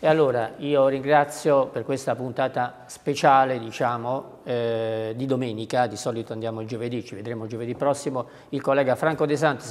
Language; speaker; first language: Italian; native; Italian